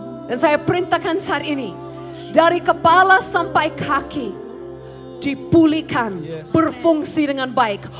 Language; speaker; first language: Indonesian; non-native, fluent; English